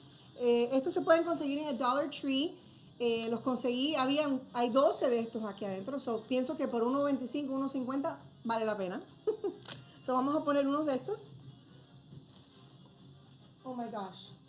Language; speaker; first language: Spanish; early bilingual, heritage; Spanish